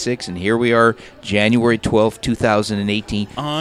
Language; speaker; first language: English; native; English